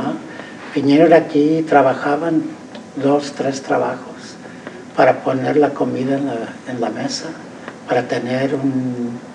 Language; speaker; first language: Spanish; early bilingual, heritage; Spanish